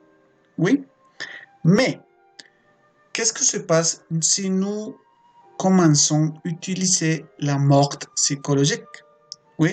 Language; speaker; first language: French; non-native, fluent; Spanish